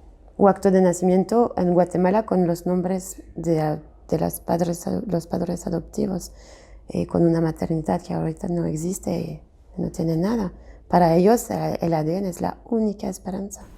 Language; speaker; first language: Spanish; non-native, fluent; French